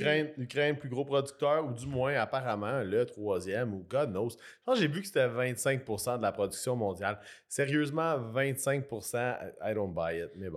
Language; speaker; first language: French; native; French